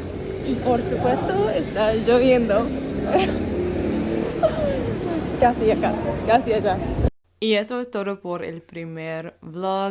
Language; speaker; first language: Spanish; non-native, learner; English